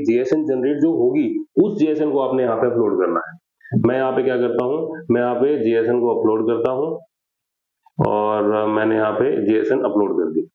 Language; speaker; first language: Hindi; native; Hindi